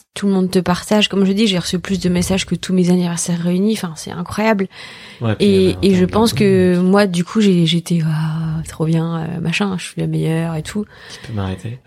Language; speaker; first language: French; native; French